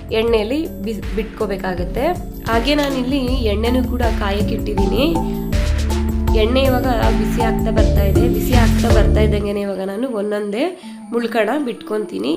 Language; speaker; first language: Kannada; native; Kannada